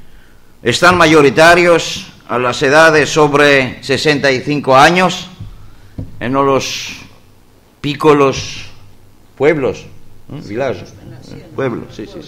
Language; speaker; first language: Spanish; non-native, fluent; Greek